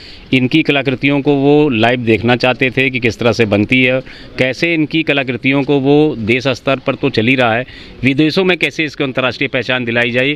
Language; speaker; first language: Hindi; native; Hindi